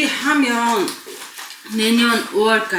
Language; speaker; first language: Korean; non-native, learner; Mongolian